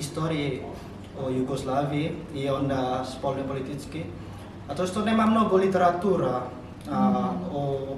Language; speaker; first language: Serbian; non-native, learner; Indonesian